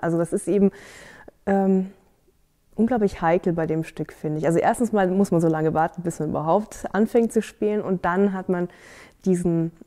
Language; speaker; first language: German; native; German